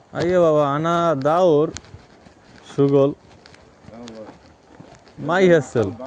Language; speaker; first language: Arabic; non-native, learner; Bangla